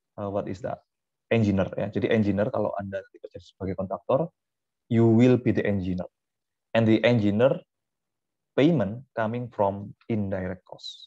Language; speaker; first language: English; non-native, fluent; Indonesian